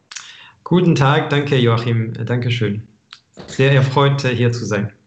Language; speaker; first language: German; non-native, fluent; French